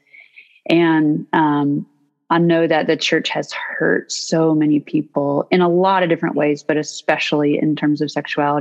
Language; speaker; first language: English; native; English